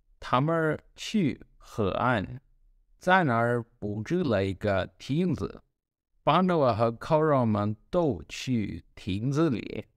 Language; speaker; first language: Chinese; non-native, learner; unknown